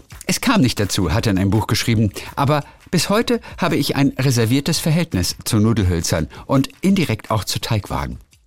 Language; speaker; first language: German; native; German